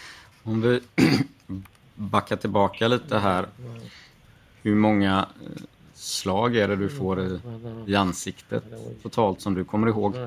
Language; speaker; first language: Swedish; native; Swedish